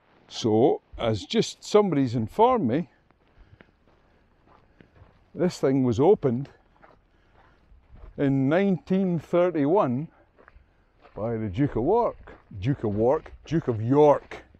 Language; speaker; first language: English; native; English